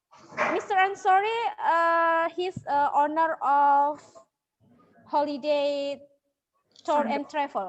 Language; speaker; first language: English; non-native, learner; Indonesian